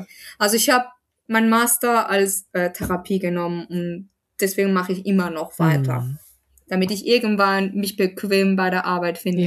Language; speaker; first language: German; non-native, fluent; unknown